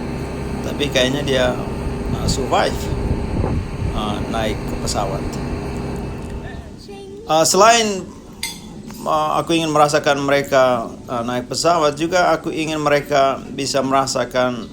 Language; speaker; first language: Indonesian; non-native, local second language; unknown